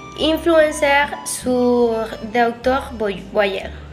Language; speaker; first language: French; non-native, learner; Spanish